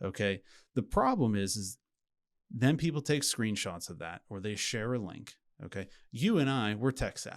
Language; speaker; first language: English; native; English